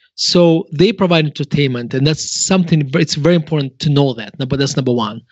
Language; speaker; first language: English; non-native, fluent; Russian